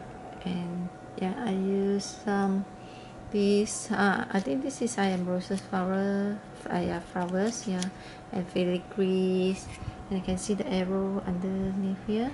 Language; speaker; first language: English; non-native, learner; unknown